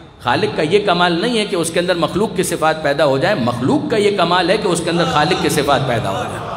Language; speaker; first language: Urdu; non-native, local second language; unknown